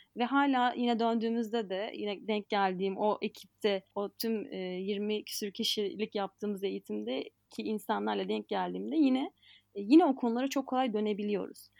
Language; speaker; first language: Turkish; native; Turkish